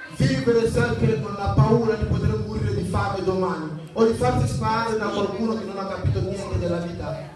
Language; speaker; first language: Italian; non-native, fluent; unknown